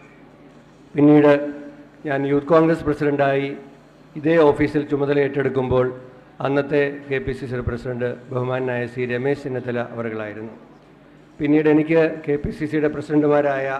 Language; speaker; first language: Malayalam; native; Malayalam